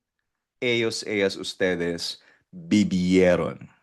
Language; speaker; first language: Spanish; non-native, fluent; Filipino